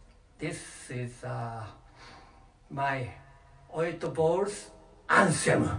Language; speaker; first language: English; non-native, learner; Japanese